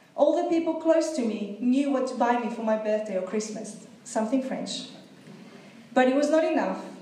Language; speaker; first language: English; non-native, fluent; Greek